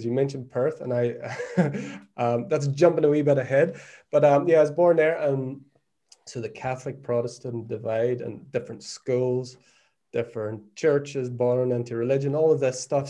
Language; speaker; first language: English; native; English